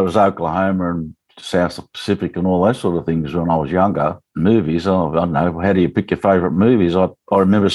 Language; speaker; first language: English; native; English